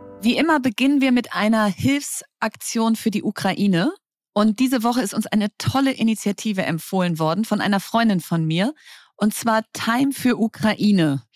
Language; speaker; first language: German; native; German